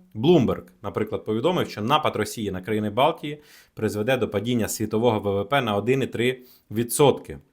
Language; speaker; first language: Ukrainian; native; Ukrainian